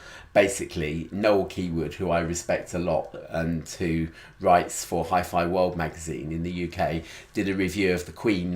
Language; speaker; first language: English; native; English